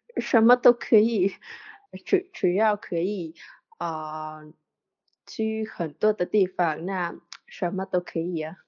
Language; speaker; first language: Chinese; non-native, learner; Vietnamese